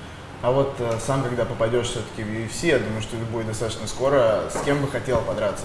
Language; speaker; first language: Russian; native; Russian